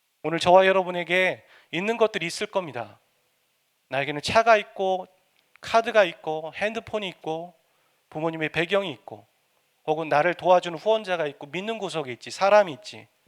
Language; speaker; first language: Korean; native; Korean